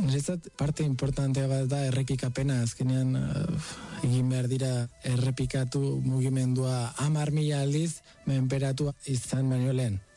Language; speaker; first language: Basque; non-native, fluent; Spanish